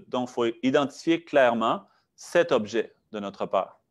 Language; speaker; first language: French; native; French